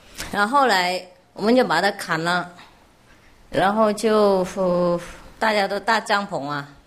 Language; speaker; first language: Chinese; non-native, fluent; Vietnamese